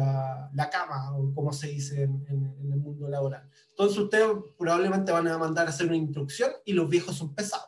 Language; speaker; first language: Spanish; native; Spanish